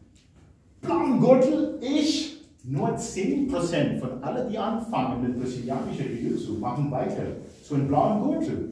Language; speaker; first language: German; non-native, fluent; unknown